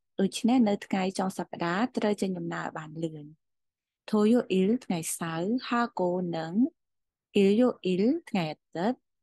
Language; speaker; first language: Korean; non-native, fluent; Khmer